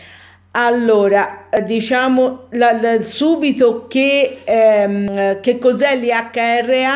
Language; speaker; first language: Italian; native; Italian